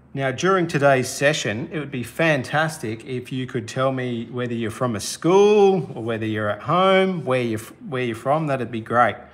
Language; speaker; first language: English; native; English